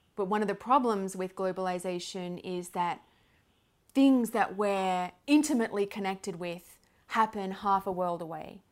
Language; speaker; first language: English; native; English